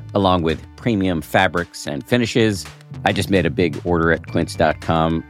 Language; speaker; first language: English; native; English